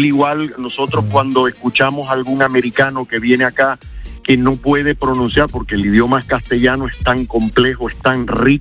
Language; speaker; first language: Spanish; early bilingual, heritage; Spanish